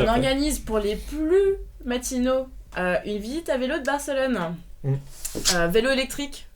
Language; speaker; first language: French; native; French